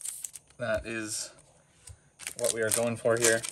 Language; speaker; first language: English; native; English